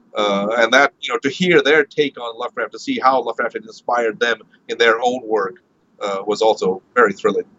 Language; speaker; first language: English; early bilingual, other home language; Marathi